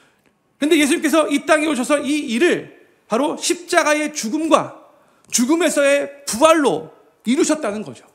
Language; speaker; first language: Korean; native; Korean